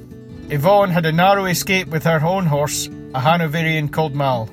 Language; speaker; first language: English; native; English